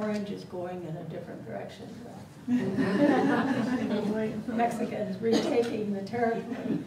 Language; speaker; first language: English; native; English